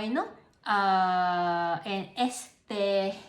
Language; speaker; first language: Spanish; non-native, learner; Cantonese